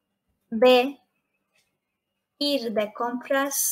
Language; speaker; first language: Spanish; non-native, fluent; Turkish